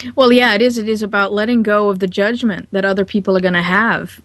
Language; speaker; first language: English; non-native, fluent; Dutch